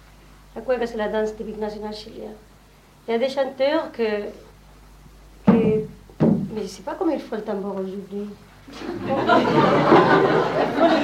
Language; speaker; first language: French; non-native, learner; Spanish